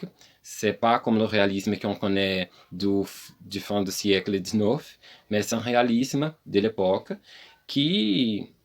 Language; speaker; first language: French; non-native, learner; Portuguese